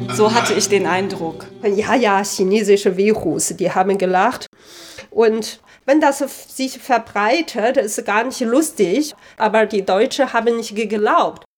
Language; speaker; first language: German; non-native, fluent; Chinese